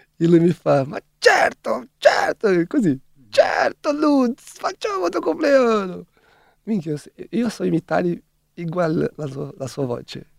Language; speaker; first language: Italian; non-native, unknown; Portuguese